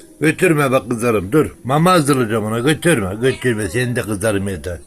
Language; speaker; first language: Turkish; native; Turkish